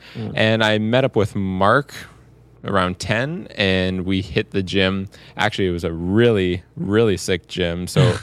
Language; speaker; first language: English; native; English